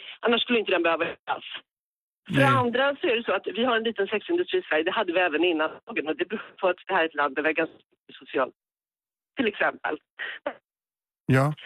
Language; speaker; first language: Swedish; native; Swedish